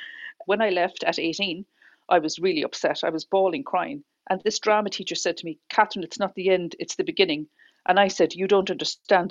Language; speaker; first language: English; native; English